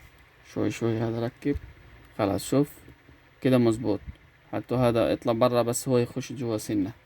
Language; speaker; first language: Arabic; non-native, learner; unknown